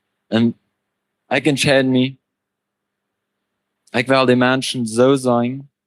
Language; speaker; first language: German; non-native, local second language; Plautdietsch